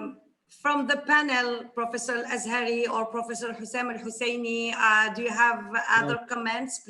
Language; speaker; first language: English; non-native, fluent; Arabic